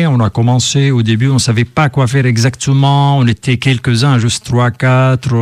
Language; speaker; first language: French; non-native, fluent; Arabic